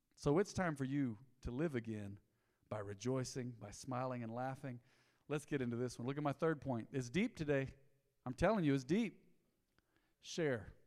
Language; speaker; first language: English; native; English